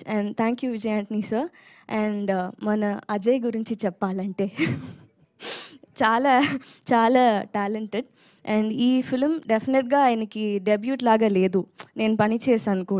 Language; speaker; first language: Telugu; non-native, learner; Tamil